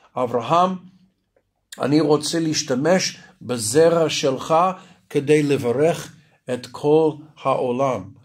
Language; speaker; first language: Hebrew; non-native, fluent; English